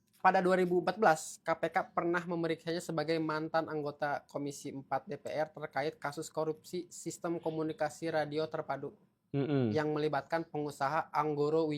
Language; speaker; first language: Indonesian; native; Indonesian